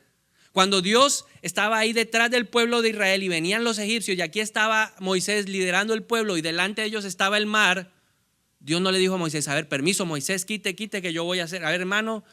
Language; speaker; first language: Spanish; native; Spanish